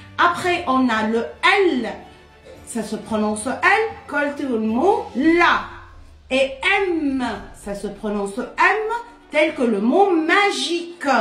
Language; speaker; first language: French; non-native, local second language; Arabic